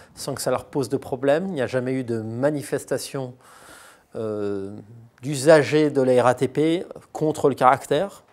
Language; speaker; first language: French; native; French